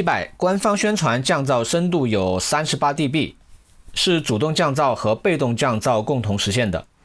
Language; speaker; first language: Chinese; native; Chinese